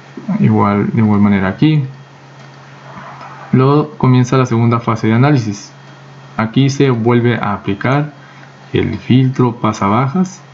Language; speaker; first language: Spanish; native; Spanish